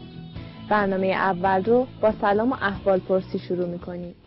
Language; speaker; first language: Persian; native; Persian